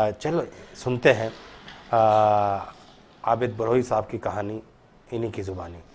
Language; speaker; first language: Urdu; non-native, local second language; Baluchi